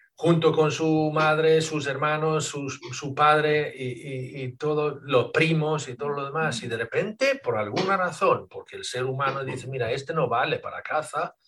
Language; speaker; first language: Spanish; non-native, fluent; Swedish